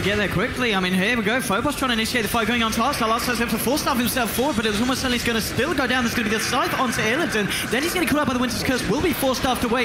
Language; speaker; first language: English; native; English